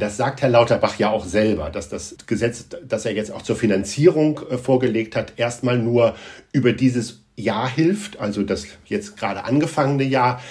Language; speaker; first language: German; native; German